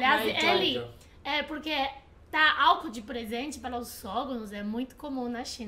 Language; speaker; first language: Portuguese; non-native, fluent; Chinese